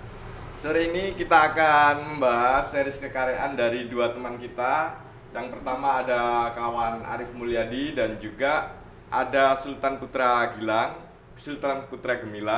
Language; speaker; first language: Indonesian; non-native, local second language; Javanese